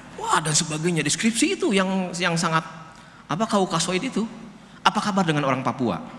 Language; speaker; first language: Indonesian; non-native, local second language; Sundanese